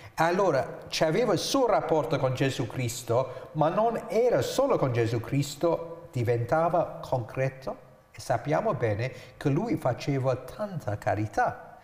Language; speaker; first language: Italian; non-native, fluent; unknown